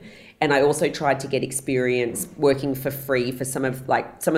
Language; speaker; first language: English; native; English